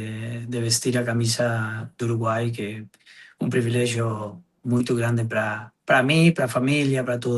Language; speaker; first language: Portuguese; non-native, fluent; Spanish